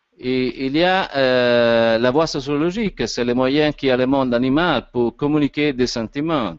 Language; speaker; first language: French; non-native, learner; Italian